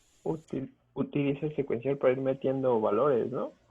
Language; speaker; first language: Spanish; native; Spanish